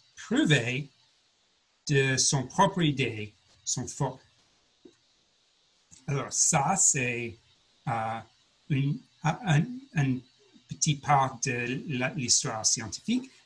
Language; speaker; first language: French; non-native, learner; English